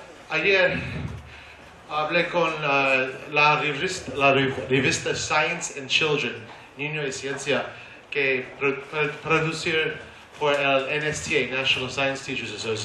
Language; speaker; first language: Spanish; non-native, learner; English